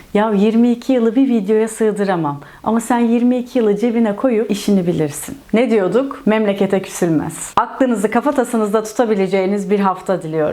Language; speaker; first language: Turkish; native; Turkish